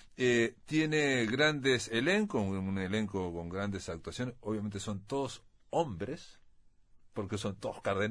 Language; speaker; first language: Spanish; native; Spanish